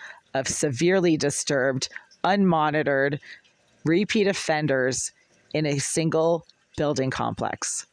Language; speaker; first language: English; native; English